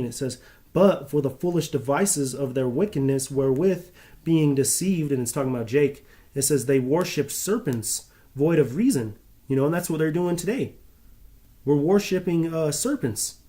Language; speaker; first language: English; native; English